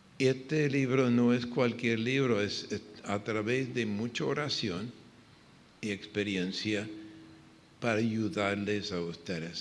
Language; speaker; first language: Spanish; non-native, fluent; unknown